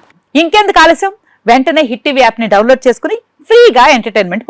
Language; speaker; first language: Telugu; native; Telugu